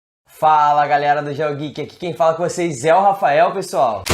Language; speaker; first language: Portuguese; native; Portuguese